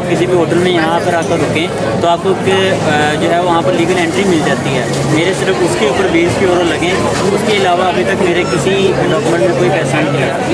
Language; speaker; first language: Urdu; non-native, local second language; Punjabi